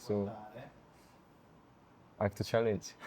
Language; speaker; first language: English; non-native, learner; Korean